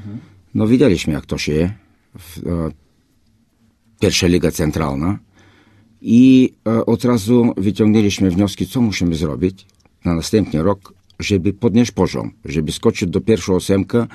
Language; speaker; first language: Polish; non-native, fluent; Bulgarian